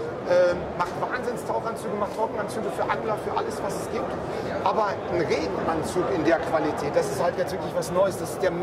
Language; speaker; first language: German; native; German